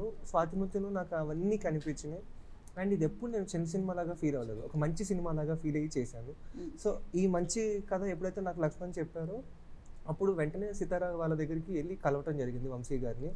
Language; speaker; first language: Telugu; native; Telugu